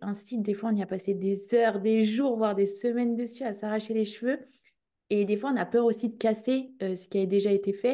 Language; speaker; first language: French; native; French